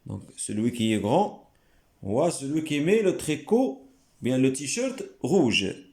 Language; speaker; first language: French; non-native, local second language; Arabic